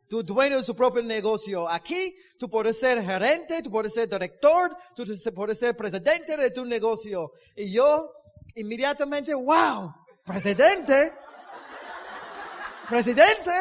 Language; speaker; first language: Spanish; non-native, learner; English